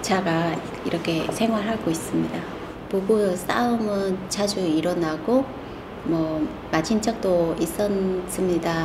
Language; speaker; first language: Korean; non-native, fluent; Vietnamese